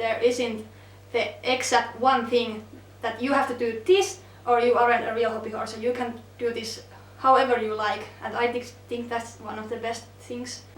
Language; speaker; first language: English; non-native, fluent; Finnish